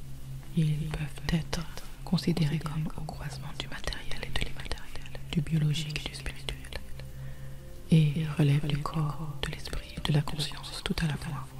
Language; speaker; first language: French; native; French